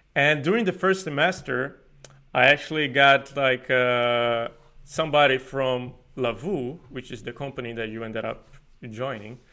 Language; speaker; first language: English; non-native, fluent; Portuguese